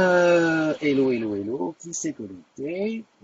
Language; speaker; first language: French; native; French